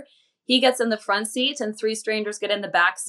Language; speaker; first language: English; native; English